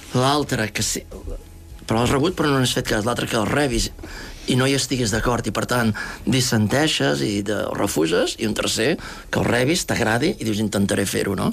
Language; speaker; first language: Catalan; native; Catalan